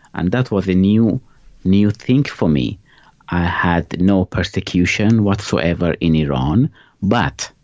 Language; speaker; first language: English; non-native, fluent; Persian